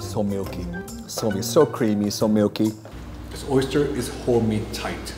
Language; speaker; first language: English; non-native, fluent; Japanese